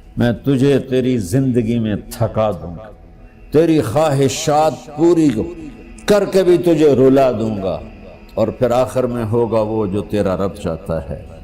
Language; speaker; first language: Urdu; non-native, local second language; Punjabi